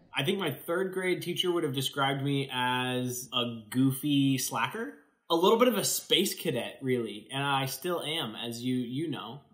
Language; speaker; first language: English; native; English